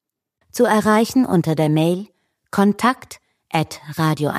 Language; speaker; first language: German; native; German